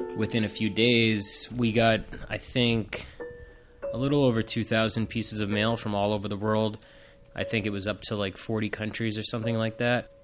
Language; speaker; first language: English; native; English